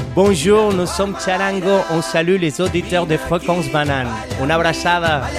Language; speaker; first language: French; non-native, learner; Catalan